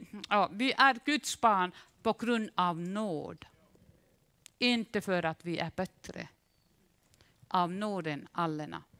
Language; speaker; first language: Swedish; non-native, fluent; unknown